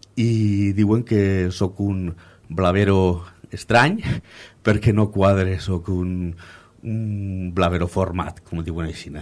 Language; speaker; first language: Catalan; native; Catalan